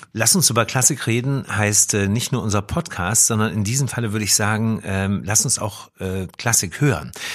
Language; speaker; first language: German; native; German